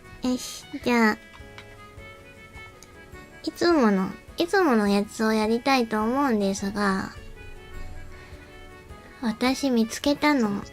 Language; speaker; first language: Japanese; native; Japanese